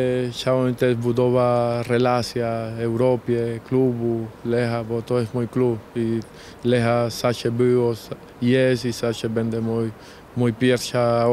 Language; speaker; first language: Polish; non-native, learner; Spanish